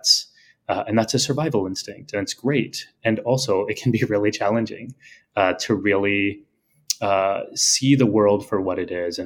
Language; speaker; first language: English; native; English